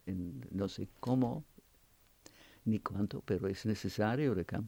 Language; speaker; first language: Spanish; non-native, fluent; French